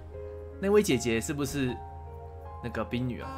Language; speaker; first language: Chinese; native; Chinese